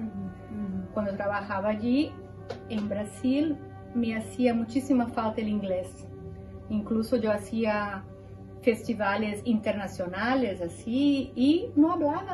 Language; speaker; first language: Spanish; non-native, fluent; Portuguese